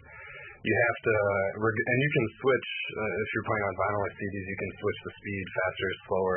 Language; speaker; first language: English; native; English